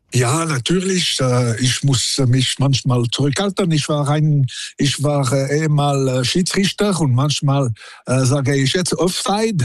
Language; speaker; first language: German; non-native, local second language; French